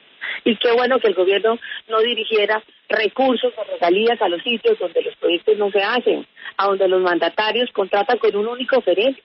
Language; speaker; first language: Spanish; native; Spanish